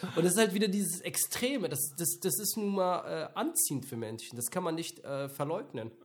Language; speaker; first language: German; native; German